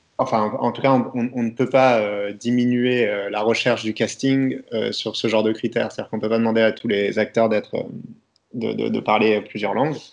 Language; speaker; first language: French; native; French